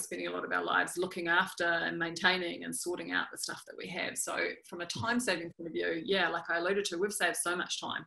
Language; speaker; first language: English; native; English